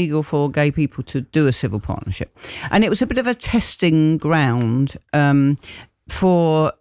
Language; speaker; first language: English; native; English